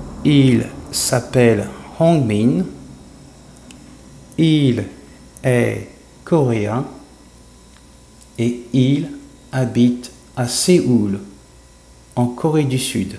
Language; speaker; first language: French; non-native, fluent; English